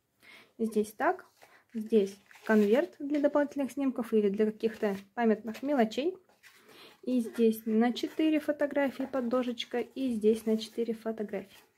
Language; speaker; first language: Russian; native; Russian